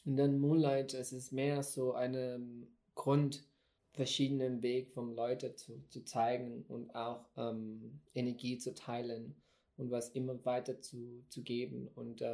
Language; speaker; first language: German; non-native, fluent; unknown